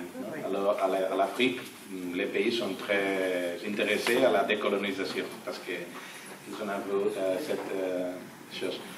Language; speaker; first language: French; non-native, learner; Catalan